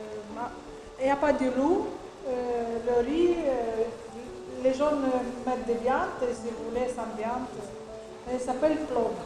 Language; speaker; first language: French; non-native, learner; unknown